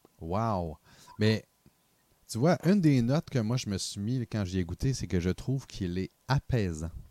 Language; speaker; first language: French; native; French